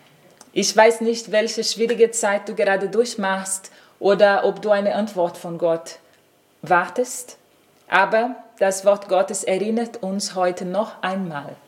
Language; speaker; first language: German; non-native, fluent; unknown